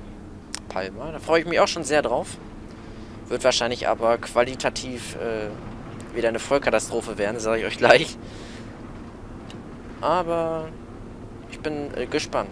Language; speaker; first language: German; native; German